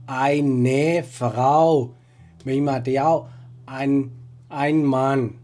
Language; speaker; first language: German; non-native, fluent; Burmese